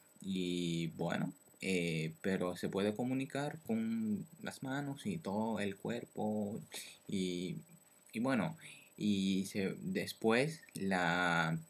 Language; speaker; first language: Spanish; non-native, learner; French